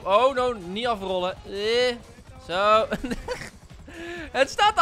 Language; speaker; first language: Dutch; native; Dutch